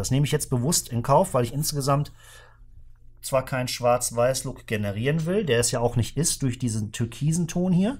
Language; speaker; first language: German; native; German